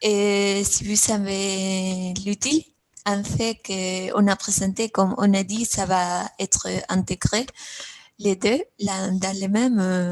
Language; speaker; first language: French; non-native, fluent; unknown